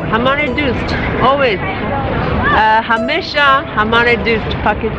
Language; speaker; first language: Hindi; non-native, learner; Chinese